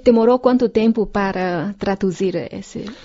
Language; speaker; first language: Portuguese; non-native, fluent; Chinese